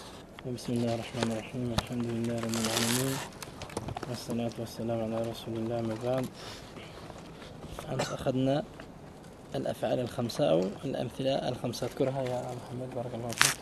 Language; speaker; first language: Arabic; non-native, fluent; French